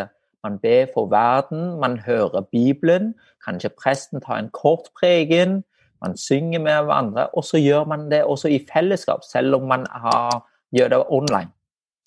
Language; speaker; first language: Norwegian; non-native, fluent; Vietnamese